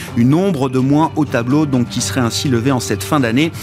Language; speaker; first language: French; native; French